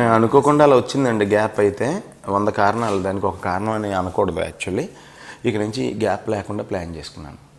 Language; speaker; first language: Telugu; native; Telugu